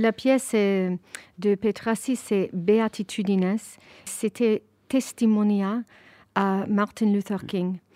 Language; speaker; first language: French; non-native, fluent; English